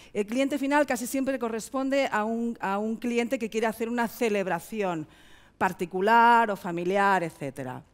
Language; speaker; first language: Spanish; native; Spanish